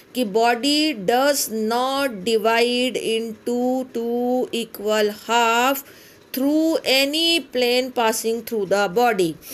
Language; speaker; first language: Hindi; native; Hindi